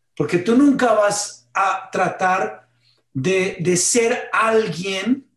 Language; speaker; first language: Spanish; early bilingual, heritage; Spanish